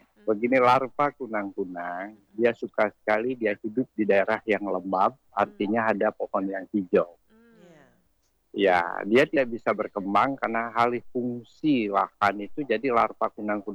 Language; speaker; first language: Indonesian; native; Indonesian